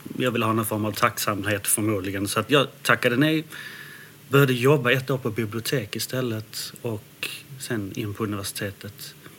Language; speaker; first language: Swedish; early bilingual, other home language; Danish